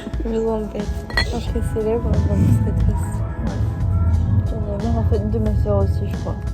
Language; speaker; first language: French; native; French